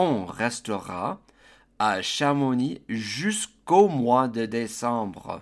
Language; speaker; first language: French; non-native, fluent; English